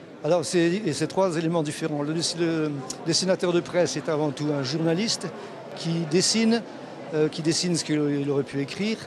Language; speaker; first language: French; native; French